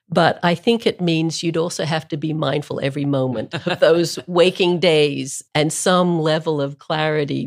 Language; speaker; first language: English; native; English